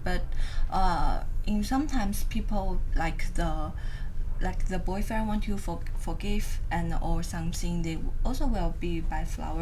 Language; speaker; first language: English; non-native, learner; Chinese